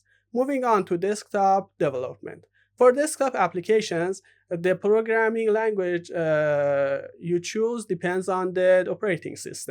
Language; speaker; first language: English; non-native, fluent; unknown